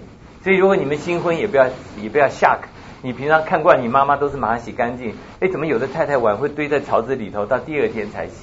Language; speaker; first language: Chinese; native; Chinese